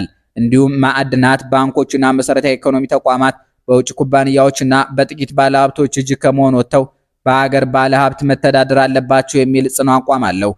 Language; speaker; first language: Amharic; native; Amharic